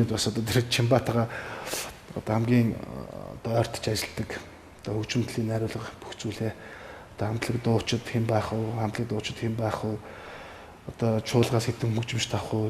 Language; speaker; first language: Mongolian; native; Mongolian